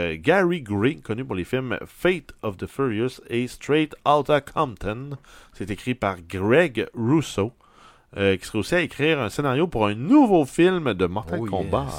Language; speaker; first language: French; native; French